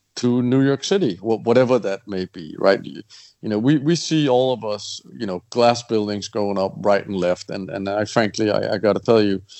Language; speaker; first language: English; non-native, fluent; Danish